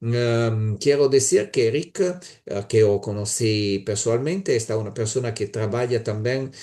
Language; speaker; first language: Spanish; non-native, learner; Italian